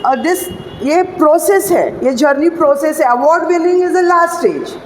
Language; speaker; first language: Hindi; non-native, local second language; Marathi